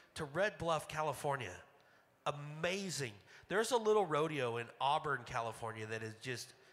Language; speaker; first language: English; native; English